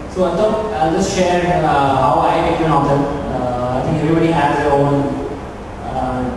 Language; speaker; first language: English; non-native, local second language; Kannada